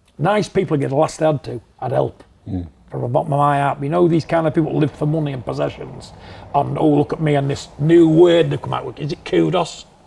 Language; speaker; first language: English; native; English